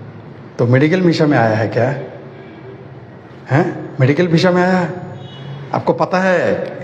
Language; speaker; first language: Hindi; non-native, fluent; Bangla